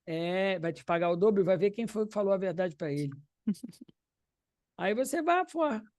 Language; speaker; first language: Portuguese; native; Portuguese